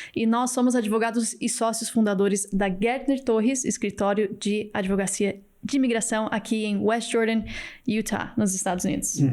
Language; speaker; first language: Portuguese; early bilingual, heritage; Portuguese